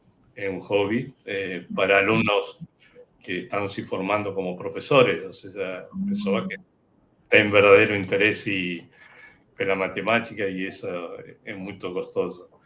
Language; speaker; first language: Portuguese; non-native, fluent; Spanish